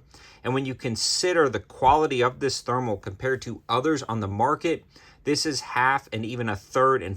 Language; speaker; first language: English; native; English